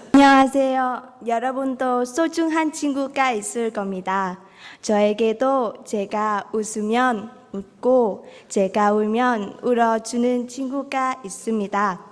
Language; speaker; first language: Korean; non-native, fluent; Vietnamese